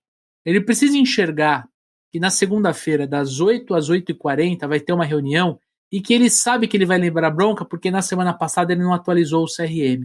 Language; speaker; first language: Portuguese; native; Portuguese